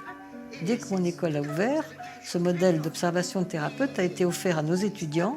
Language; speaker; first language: French; native; French